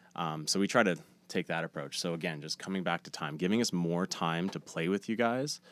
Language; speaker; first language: English; native; English